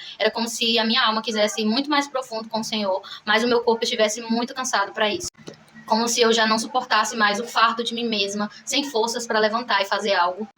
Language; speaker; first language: Portuguese; native; Portuguese